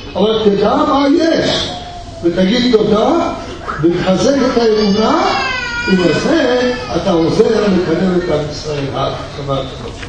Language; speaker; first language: Hebrew; early bilingual, other home language; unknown